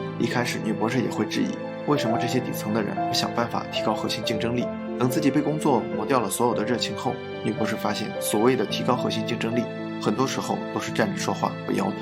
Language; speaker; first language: Chinese; native; Chinese